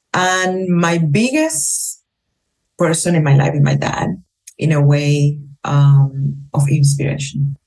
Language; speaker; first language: English; non-native, fluent; Spanish